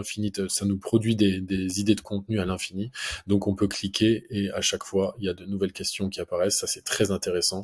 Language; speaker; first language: French; native; French